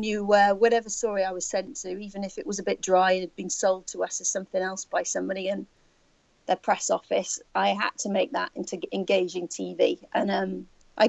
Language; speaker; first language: English; native; English